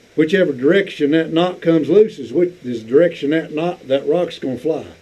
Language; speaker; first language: English; native; English